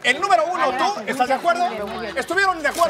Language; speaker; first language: Spanish; native; Spanish